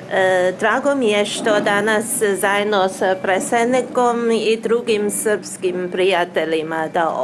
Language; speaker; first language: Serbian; non-native, learner; Chinese